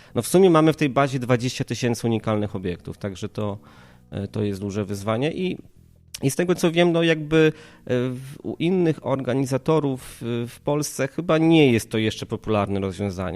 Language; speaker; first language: Polish; native; Polish